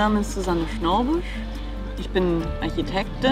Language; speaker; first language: German; native; German